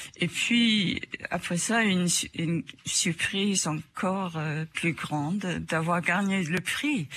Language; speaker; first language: French; non-native, fluent; English